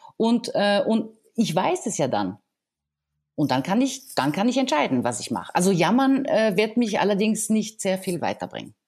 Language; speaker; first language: German; non-native, fluent; French